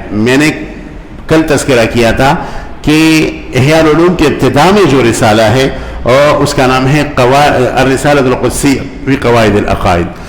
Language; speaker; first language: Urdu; non-native, local second language; Pashto